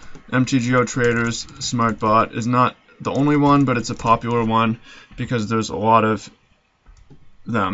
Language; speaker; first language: English; native; English